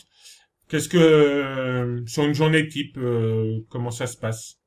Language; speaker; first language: French; native; French